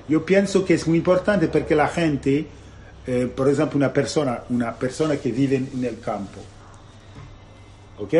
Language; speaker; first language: Italian; non-native, fluent; French